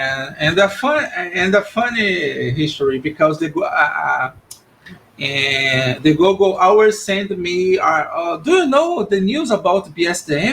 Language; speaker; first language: English; non-native, learner; Portuguese